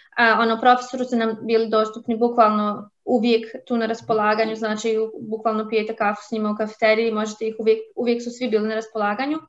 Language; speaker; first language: Croatian; native; Croatian